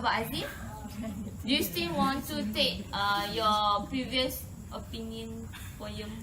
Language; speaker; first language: English; non-native, local second language; Malay